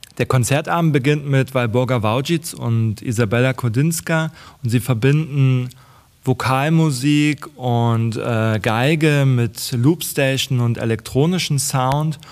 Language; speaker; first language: German; non-native, local second language; Upper Sorbian